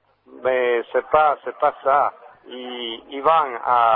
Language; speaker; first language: French; non-native, learner; Italian